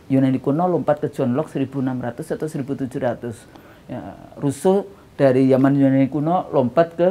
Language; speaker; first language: Indonesian; native; Indonesian